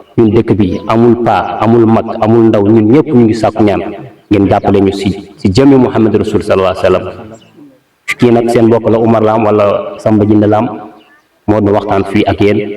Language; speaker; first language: Wolof; non-native, local second language; Fula